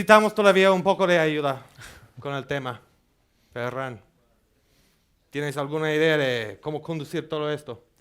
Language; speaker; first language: Spanish; non-native, fluent; English